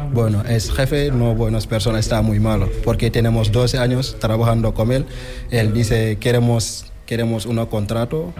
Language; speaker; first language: Spanish; non-native, learner; Wolof